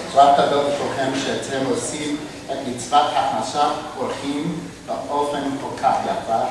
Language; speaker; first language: Hebrew; non-native, fluent; English